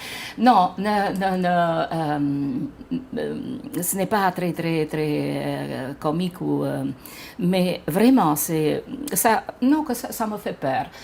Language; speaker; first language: French; non-native, fluent; Romanian